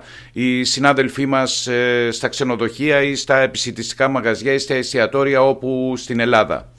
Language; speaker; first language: Greek; native; Greek